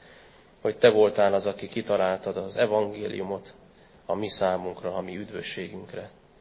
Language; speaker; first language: Hungarian; native; Hungarian